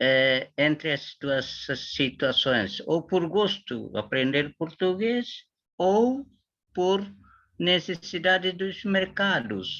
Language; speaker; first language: Portuguese; non-native, learner; Tetum